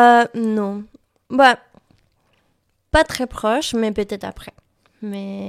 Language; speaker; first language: French; non-native, learner; Spanish